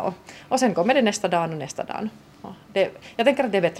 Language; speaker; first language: Swedish; non-native, local second language; Finnish